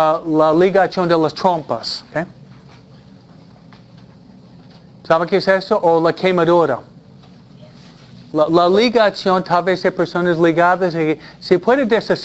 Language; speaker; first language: Spanish; non-native, fluent; English